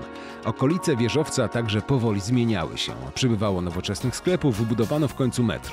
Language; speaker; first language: Polish; native; Polish